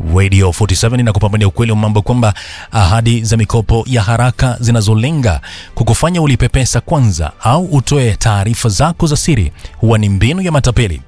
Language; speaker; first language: Swahili; native; Swahili